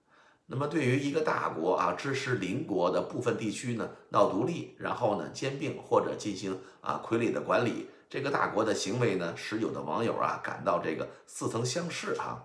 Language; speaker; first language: Chinese; native; Chinese